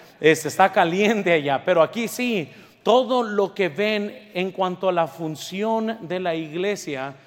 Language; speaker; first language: Spanish; early bilingual, heritage; Spanish